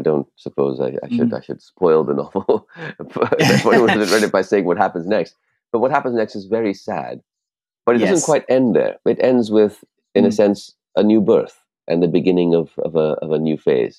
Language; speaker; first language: English; non-native, local second language; Urdu